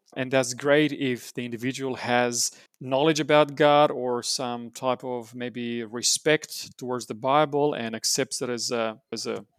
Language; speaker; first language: English; non-native, fluent; Romanian